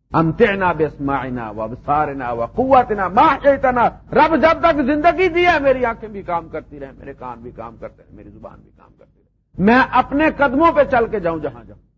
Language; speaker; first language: Urdu; non-native, local second language; Punjabi